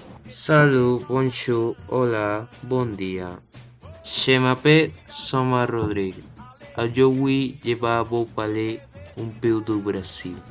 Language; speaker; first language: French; non-native, learner; Spanish